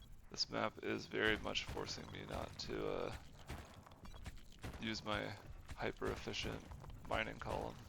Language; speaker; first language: English; native; English